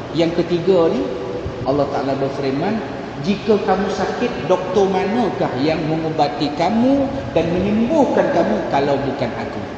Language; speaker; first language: Malay; native; Malay